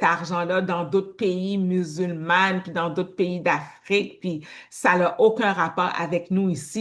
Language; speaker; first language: French; native; French